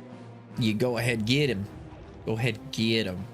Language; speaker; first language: English; native; English